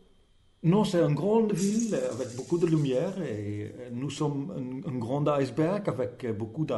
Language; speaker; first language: French; non-native, learner; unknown